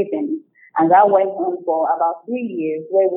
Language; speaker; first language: English; non-native, local second language; Yoruba